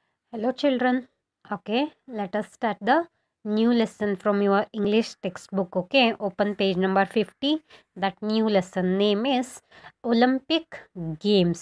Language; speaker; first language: English; non-native, local second language; Kannada